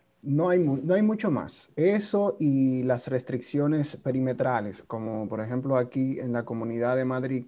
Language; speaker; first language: Spanish; native; Spanish